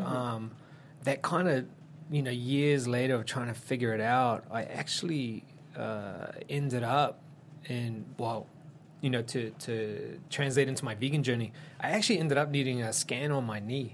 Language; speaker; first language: English; native; English